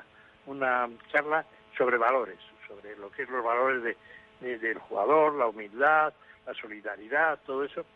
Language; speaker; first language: Spanish; native; Spanish